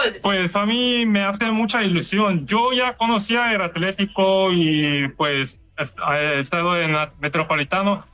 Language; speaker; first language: Spanish; non-native, learner; Korean